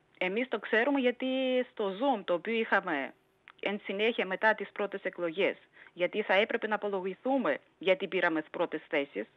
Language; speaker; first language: Greek; non-native, fluent; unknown